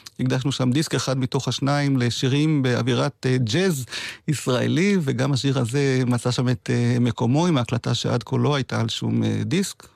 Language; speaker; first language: Hebrew; native; Hebrew